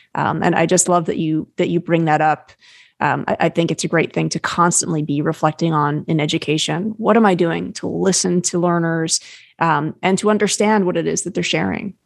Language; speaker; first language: English; native; English